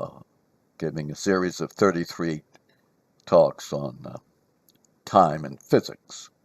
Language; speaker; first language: English; native; English